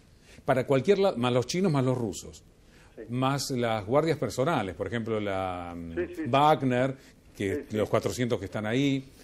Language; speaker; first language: Spanish; native; Spanish